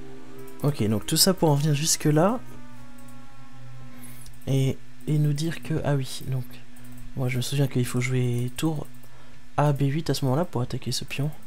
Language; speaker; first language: French; native; French